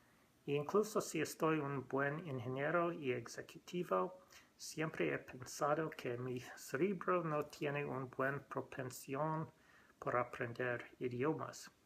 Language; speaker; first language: Spanish; non-native, learner; English